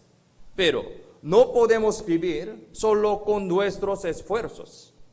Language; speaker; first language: Spanish; non-native, fluent; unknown